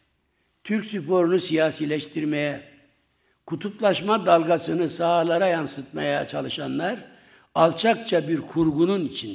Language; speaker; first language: Turkish; native; Turkish